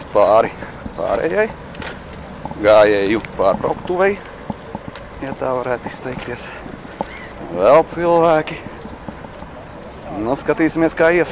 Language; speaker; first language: Latvian; native; Latvian